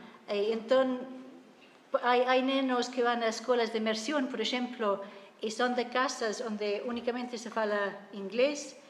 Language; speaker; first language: Galician; non-native, fluent; English